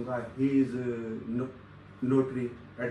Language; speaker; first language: English; non-native, learner; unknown